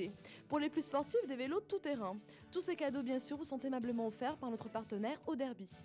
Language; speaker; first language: French; non-native, local second language; Arabic